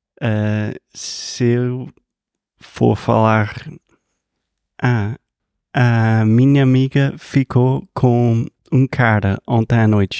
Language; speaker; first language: Portuguese; non-native, fluent; English